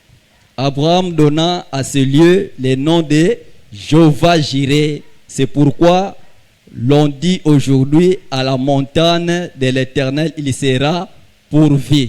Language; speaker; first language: French; non-native, local second language; Lingala